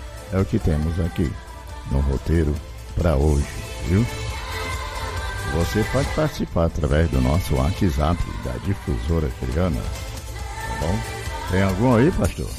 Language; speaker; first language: Portuguese; native; Portuguese